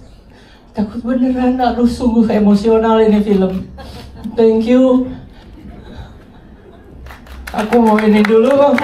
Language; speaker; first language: Indonesian; non-native, local second language; Sundanese